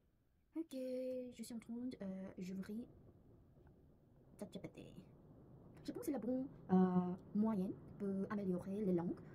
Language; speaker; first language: French; non-native, learner; Korean